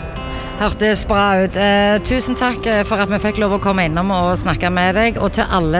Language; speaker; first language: Norwegian; native; Norwegian